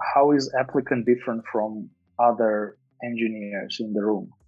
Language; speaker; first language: English; non-native, fluent; Armenian